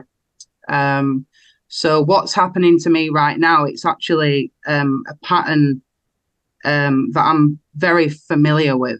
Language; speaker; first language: English; native; English